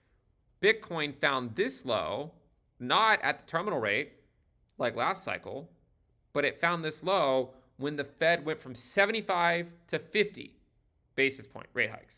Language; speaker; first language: English; native; English